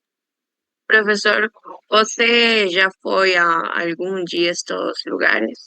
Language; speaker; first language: Portuguese; non-native, learner; Spanish